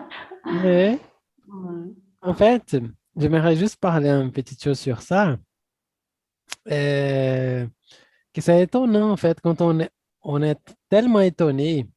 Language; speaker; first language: French; non-native, fluent; Portuguese